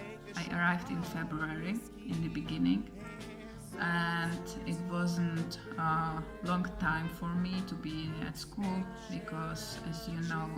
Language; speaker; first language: English; non-native, fluent; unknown